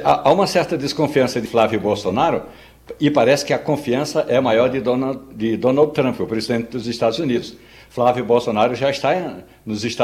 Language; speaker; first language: Portuguese; native; Portuguese